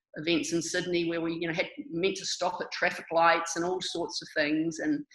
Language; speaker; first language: English; native; English